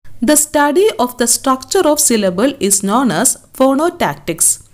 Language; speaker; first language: English; non-native, local second language; Malayalam